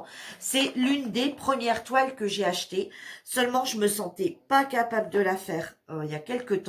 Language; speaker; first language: French; native; French